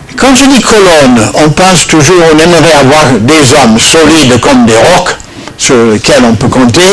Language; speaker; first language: French; non-native, fluent; English